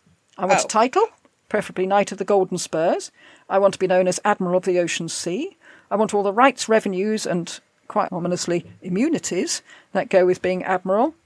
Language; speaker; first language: English; native; English